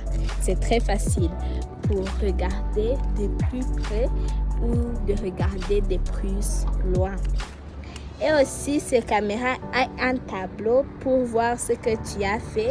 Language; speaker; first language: French; non-native, local second language; Kinyarwanda